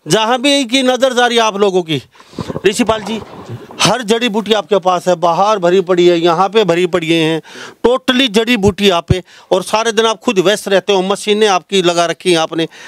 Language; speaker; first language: Hindi; native; Hindi